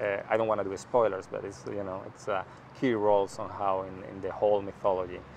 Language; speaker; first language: English; non-native, fluent; Spanish